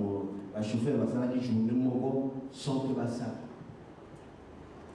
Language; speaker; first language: French; non-native, learner; Lingala